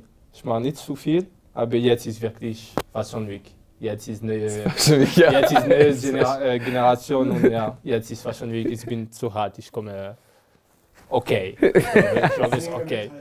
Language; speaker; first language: German; non-native, learner; French